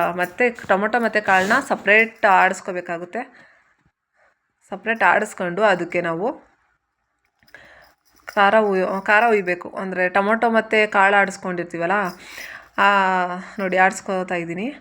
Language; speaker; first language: Kannada; native; Kannada